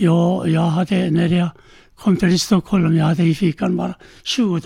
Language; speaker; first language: Swedish; non-native, learner; Korean